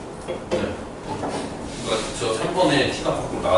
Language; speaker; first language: Korean; native; Korean